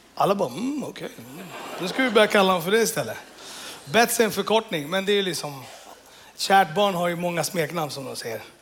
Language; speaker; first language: Swedish; early bilingual, other home language; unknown